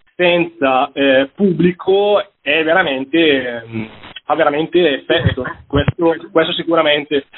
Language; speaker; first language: Italian; native; Italian